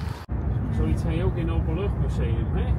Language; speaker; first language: Dutch; native; Dutch